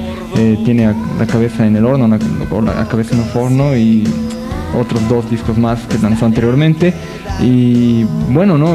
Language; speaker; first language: Spanish; native; Spanish